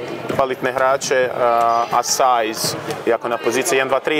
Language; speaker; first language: Czech; non-native, learner; Croatian